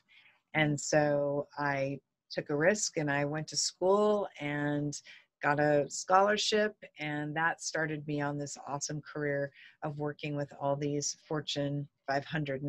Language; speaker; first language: English; native; English